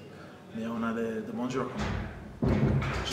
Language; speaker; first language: French; non-native, fluent; English